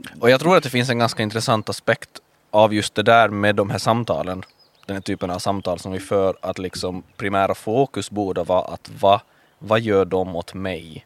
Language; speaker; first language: Swedish; native; Swedish